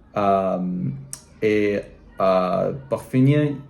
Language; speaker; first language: French; non-native, learner; English